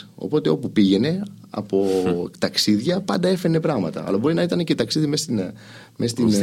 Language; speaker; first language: Greek; early bilingual, heritage; Greek